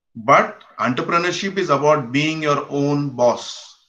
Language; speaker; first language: English; non-native, local second language; Konkani